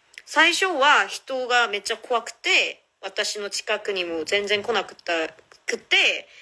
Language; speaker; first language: Japanese; non-native, fluent; Korean